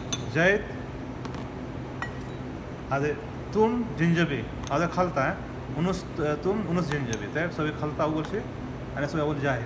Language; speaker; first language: Arabic; non-native, learner; Urdu